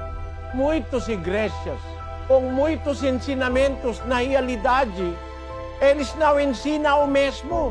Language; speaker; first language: Portuguese; non-native, local second language; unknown